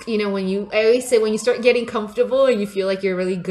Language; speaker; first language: English; non-native, local second language; Yoruba